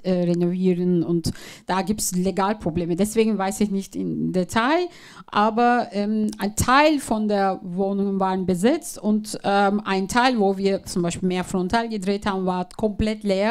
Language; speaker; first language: German; non-native, fluent; Turkish